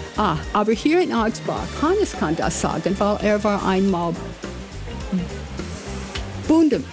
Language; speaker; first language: German; non-native, learner; English